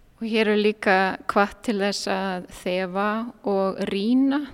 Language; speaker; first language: Icelandic; native; Icelandic